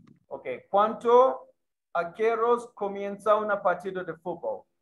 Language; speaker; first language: Spanish; non-native, learner; English